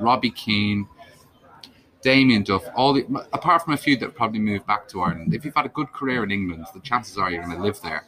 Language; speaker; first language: English; native; English